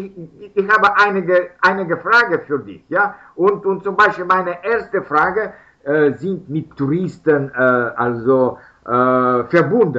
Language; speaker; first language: German; non-native, learner; Russian